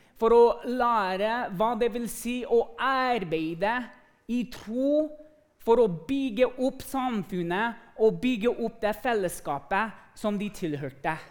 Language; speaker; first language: Norwegian; non-native, fluent; English